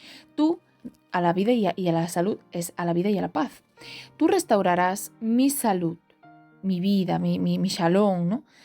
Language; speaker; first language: Spanish; native; Spanish